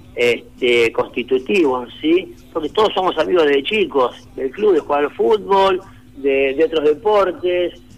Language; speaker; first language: Spanish; native; Spanish